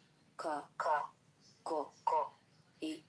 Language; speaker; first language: Japanese; non-native, learner; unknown